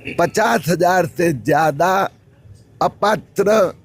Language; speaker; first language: Hindi; non-native, local second language; Marathi